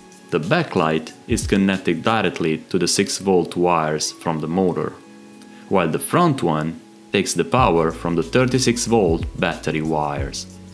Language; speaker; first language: English; non-native, fluent; Italian